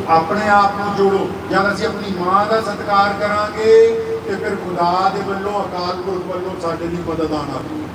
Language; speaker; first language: Punjabi; non-native, local second language; Urdu